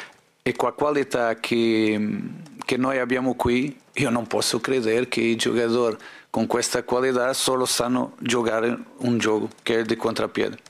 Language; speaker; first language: Italian; non-native, fluent; Portuguese